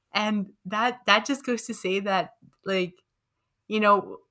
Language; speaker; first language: English; early bilingual, other home language; Romanian